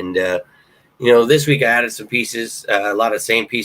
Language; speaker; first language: English; native; English